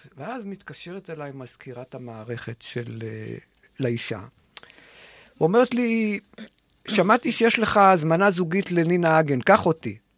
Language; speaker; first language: Hebrew; native; Hebrew